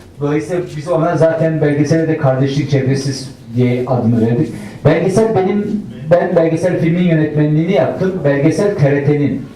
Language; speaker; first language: Turkish; native; Turkish